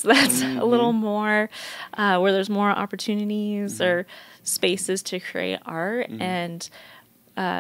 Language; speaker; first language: English; native; English